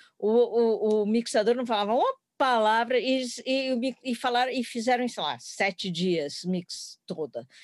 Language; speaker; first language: Portuguese; native; Portuguese